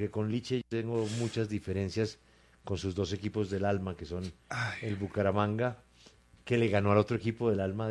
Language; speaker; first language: Spanish; native; Spanish